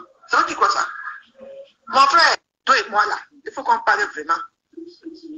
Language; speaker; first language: French; native; French